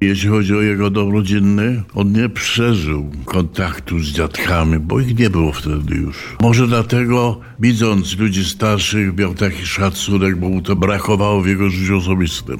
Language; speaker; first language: Polish; native; Polish